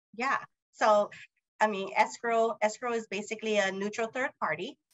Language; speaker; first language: English; native; English